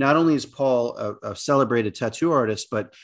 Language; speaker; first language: English; native; English